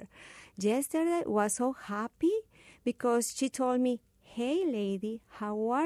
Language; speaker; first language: English; non-native, learner; Spanish